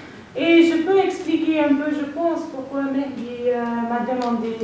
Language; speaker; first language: French; non-native, fluent; English